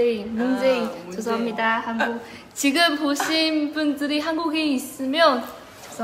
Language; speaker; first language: Korean; non-native, learner; Tibetan